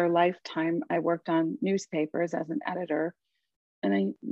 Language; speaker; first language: English; native; English